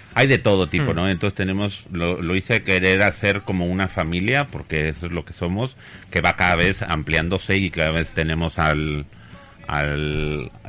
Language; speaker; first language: Spanish; native; Spanish